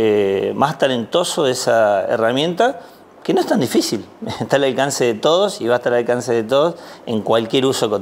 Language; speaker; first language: Spanish; native; Spanish